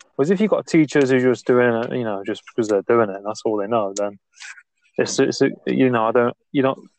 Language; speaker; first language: English; native; English